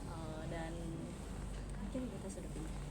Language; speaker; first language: Indonesian; native; Indonesian